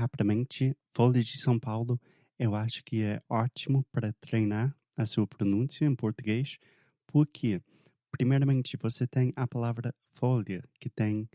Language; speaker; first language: Portuguese; non-native, fluent; English